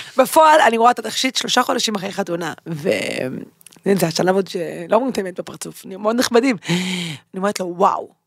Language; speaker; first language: Hebrew; native; Hebrew